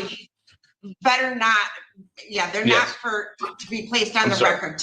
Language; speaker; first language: English; native; English